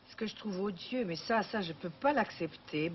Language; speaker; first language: French; native; French